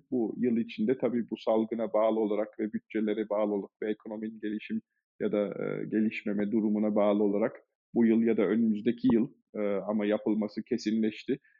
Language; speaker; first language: Turkish; early bilingual, heritage; Turkish